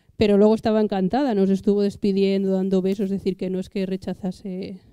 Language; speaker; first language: Spanish; native; Spanish